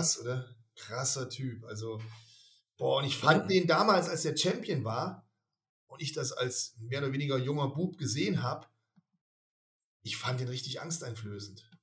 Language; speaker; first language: German; native; German